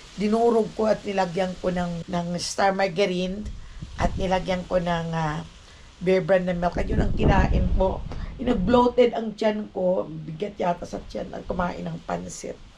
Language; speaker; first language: Filipino; native; Filipino